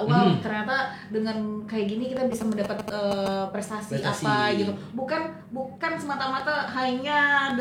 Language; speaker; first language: Indonesian; native; Indonesian